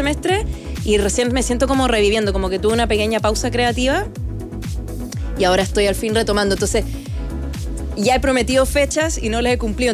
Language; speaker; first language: Spanish; non-native, local second language; English